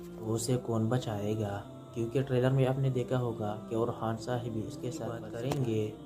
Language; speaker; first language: Urdu; non-native, local second language; Pashto